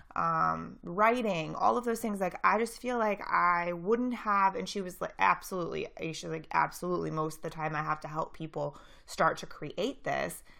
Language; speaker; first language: English; native; English